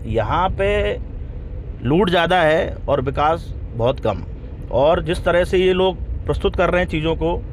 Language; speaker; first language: Hindi; native; Hindi